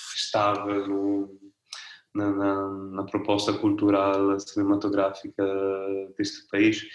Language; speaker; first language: Portuguese; non-native, fluent; Italian